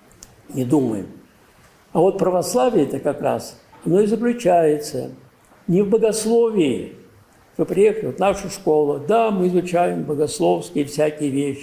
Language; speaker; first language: Russian; native; Russian